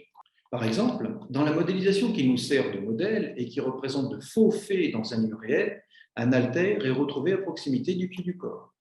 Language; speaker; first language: French; native; French